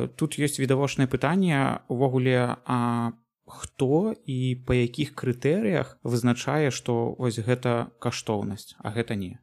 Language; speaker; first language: Belarusian; non-native, local second language; Russian